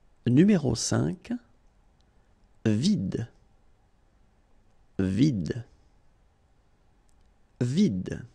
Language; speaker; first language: French; native; French